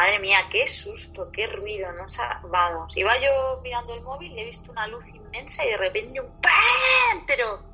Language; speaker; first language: Spanish; native; Spanish